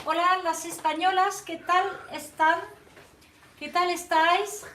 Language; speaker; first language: Spanish; non-native, learner; French